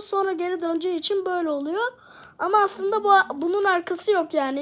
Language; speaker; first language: Turkish; native; Turkish